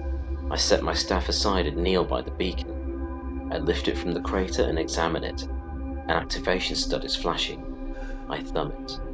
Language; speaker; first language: English; native; English